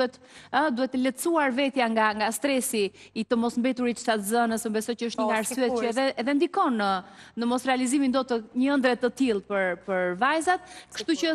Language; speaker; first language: Albanian; native; Albanian